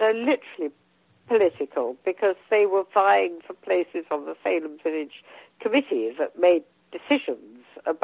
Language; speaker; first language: English; native; English